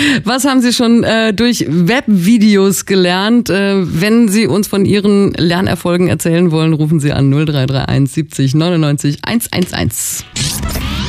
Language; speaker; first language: German; native; German